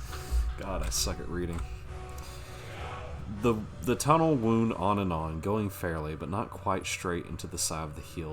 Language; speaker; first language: English; native; English